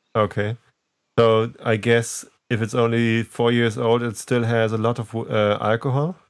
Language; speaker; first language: English; non-native, fluent; German